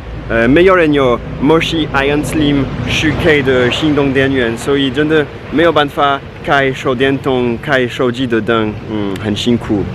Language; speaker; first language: Chinese; non-native, fluent; French